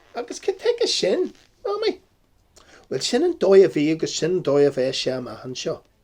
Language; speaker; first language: Irish; non-native, local second language; English